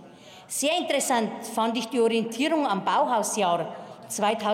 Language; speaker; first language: German; native; German